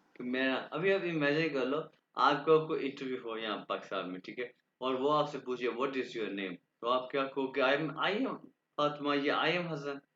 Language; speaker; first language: Urdu; non-native, local second language; Punjabi